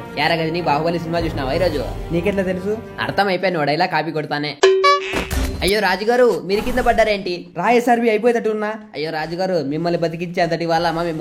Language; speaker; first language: Telugu; native; Telugu